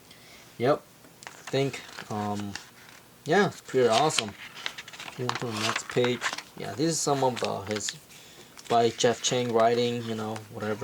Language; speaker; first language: English; non-native, fluent; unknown